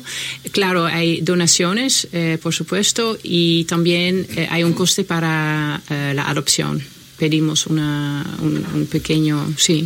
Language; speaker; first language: Spanish; non-native, fluent; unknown